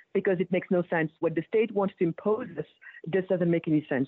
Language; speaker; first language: English; early bilingual, other home language; Wolof